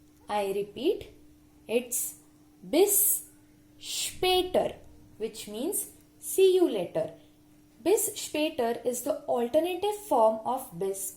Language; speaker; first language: English; non-native, local second language; Hindi